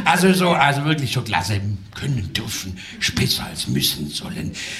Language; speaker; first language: German; native; German